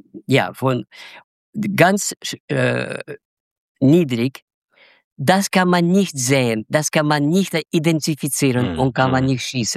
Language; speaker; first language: German; non-native, learner; Russian